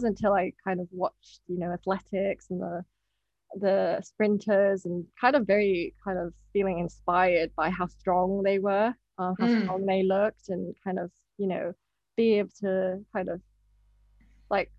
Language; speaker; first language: English; non-native, local second language; Japanese